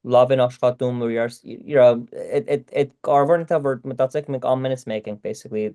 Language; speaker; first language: Armenian; early bilingual, heritage; Armenian